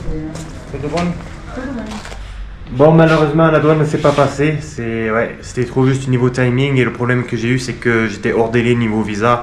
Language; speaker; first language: French; native; French